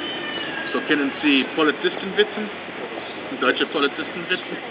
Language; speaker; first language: German; non-native, learner; English